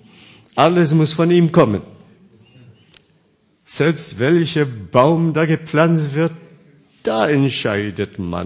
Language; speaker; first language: German; non-native, fluent; Korean